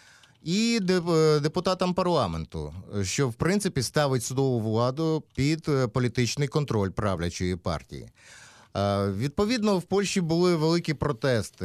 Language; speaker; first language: Ukrainian; native; Ukrainian